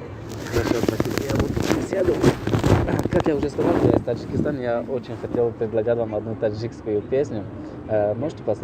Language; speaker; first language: Russian; non-native, local second language; Tajik